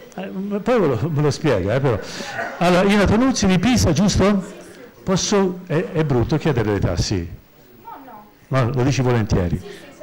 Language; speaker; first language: Italian; native; Italian